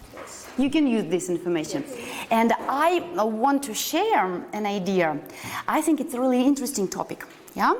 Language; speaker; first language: English; non-native, fluent; Russian